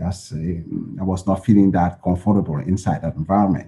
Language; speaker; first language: English; non-native, local second language; French